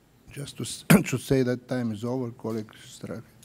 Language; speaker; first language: English; non-native, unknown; Bulgarian